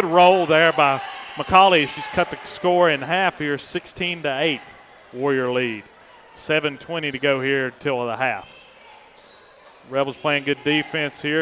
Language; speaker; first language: English; native; English